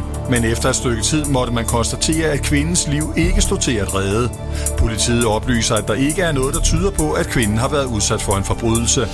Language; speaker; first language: Danish; native; Danish